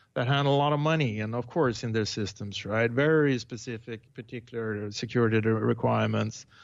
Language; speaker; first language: English; non-native, fluent; Swedish